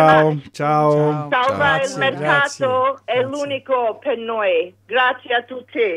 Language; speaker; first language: Italian; early bilingual, heritage; English